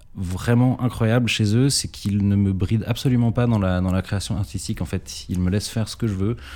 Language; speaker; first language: French; native; French